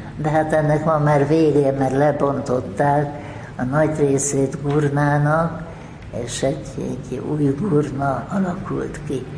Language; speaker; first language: Hungarian; native; Hungarian